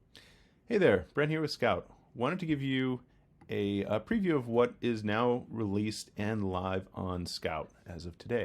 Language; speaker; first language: English; native; English